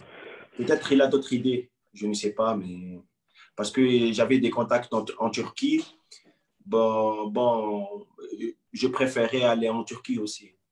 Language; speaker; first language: French; non-native, local second language; Arabic